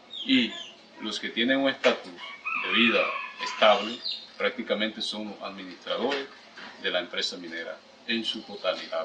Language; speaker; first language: Spanish; native; Spanish